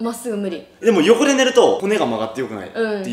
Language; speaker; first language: Japanese; native; Japanese